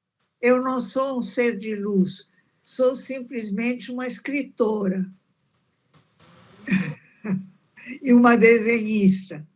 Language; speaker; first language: Portuguese; early bilingual, other home language; Italian